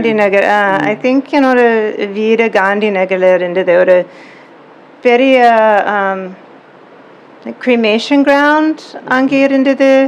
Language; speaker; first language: Tamil; non-native, learner; English